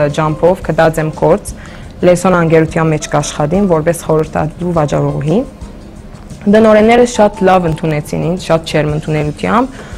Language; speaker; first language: Armenian; early bilingual, heritage; Armenian